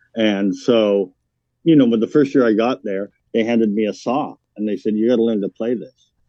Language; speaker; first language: English; native; English